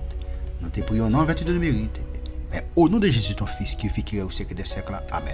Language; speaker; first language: French; non-native, local second language; Haitian Creole